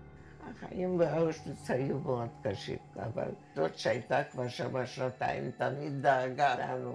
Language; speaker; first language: Hebrew; non-native, fluent; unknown